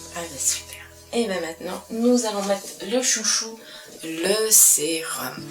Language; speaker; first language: French; native; French